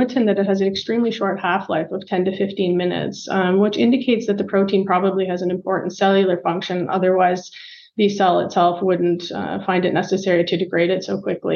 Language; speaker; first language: English; native; English